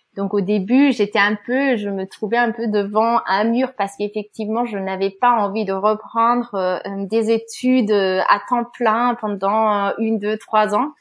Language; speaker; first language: French; non-native, fluent; German